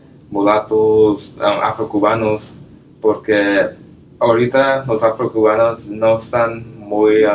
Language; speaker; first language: Spanish; non-native, learner; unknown